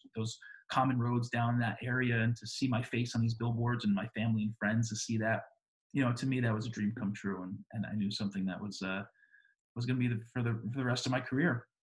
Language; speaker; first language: English; native; English